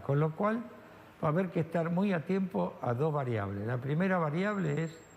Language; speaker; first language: Spanish; native; Spanish